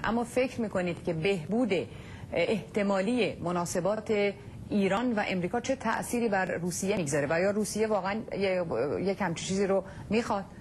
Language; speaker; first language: Persian; native; Persian